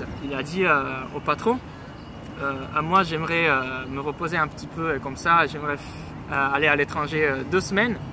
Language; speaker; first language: French; non-native, fluent; Japanese